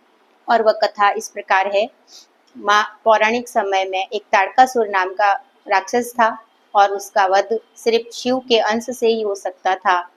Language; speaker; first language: Hindi; native; Hindi